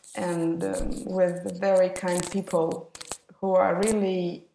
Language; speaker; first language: English; non-native, fluent; Russian